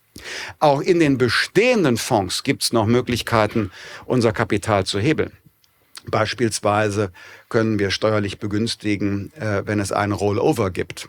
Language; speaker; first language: German; native; German